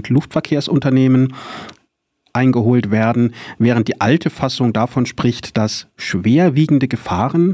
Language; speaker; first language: German; native; German